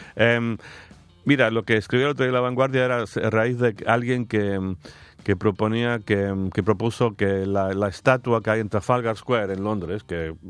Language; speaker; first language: Spanish; non-native, fluent; English